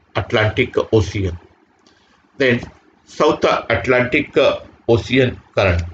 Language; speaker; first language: English; non-native, local second language; Marathi